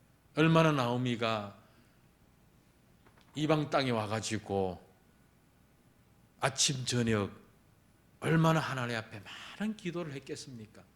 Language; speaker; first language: Korean; early bilingual, heritage; Korean